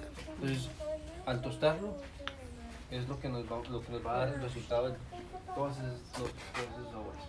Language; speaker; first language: Spanish; native; Spanish